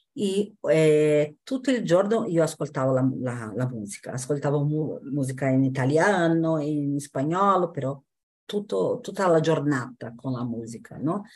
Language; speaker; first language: Italian; non-native, fluent; Portuguese